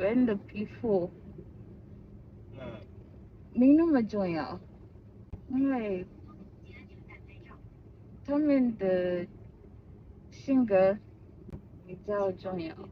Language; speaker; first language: Chinese; non-native, learner; English